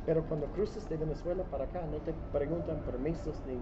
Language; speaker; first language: Spanish; non-native, fluent; English